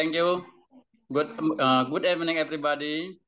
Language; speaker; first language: English; non-native, learner; Indonesian